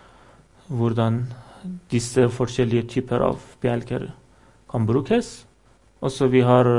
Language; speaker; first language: Norwegian; non-native, fluent; Persian